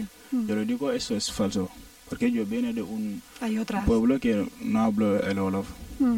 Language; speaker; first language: Spanish; non-native, learner; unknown